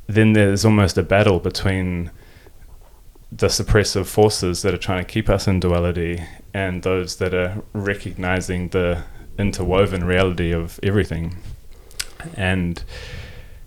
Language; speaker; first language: English; non-native, local second language; German